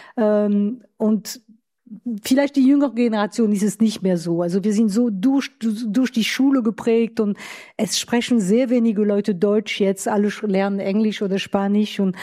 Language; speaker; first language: German; non-native, fluent; French